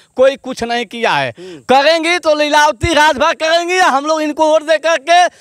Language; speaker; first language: Hindi; native; Hindi